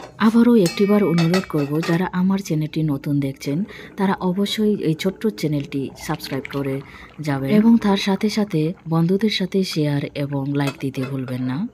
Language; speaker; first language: Bangla; non-native, local second language; Bodo